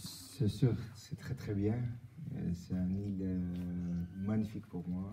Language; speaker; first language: French; non-native, learner; Albanian